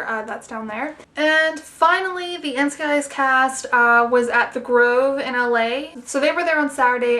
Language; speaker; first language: English; native; English